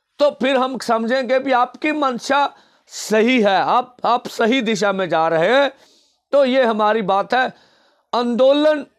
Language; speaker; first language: Hindi; non-native, local second language; Punjabi